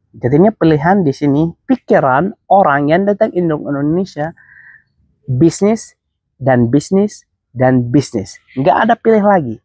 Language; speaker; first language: Indonesian; non-native, fluent; Arabic